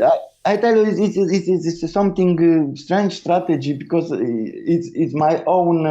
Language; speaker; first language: English; non-native, learner; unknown